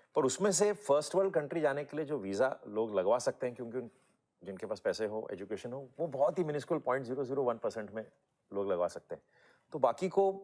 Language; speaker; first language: Hindi; native; Hindi